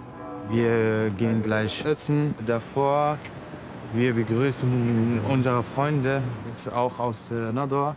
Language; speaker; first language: German; non-native, learner; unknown